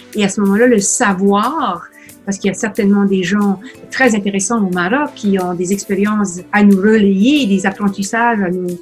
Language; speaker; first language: French; native; French